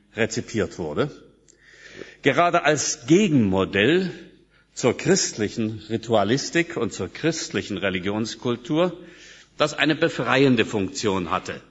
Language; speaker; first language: German; native; German